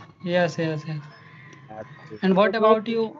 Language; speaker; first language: English; non-native, learner; Hindi